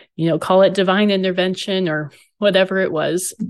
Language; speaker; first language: English; native; English